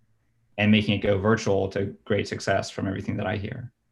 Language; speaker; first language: English; native; English